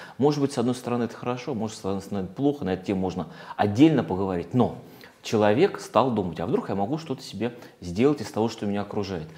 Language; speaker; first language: Russian; native; Russian